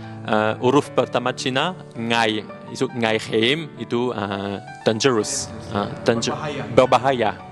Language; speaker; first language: Indonesian; non-native, learner; French